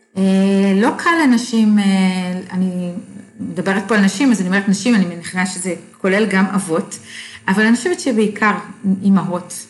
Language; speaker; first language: Hebrew; native; Hebrew